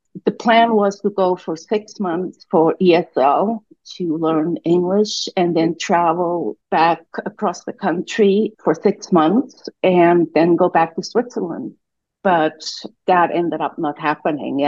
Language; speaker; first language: English; non-native, fluent; Swiss German